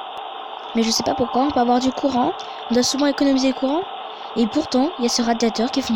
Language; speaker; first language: French; native; French